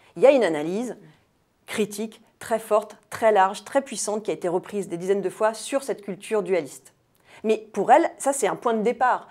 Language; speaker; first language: French; native; French